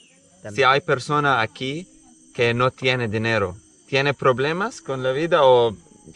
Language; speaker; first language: Spanish; non-native, learner; Arabic